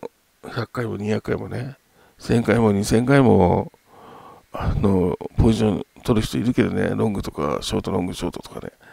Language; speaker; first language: Japanese; native; Japanese